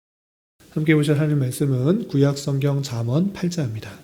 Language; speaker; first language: Korean; native; Korean